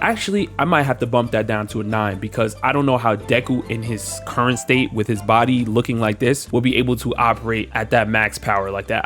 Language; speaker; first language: English; native; English